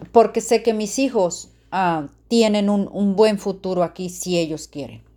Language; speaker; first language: Spanish; native; Spanish